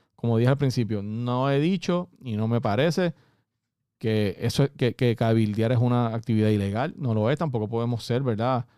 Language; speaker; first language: Spanish; native; Spanish